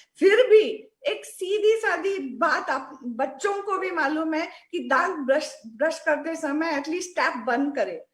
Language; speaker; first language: Hindi; non-native, local second language; Marathi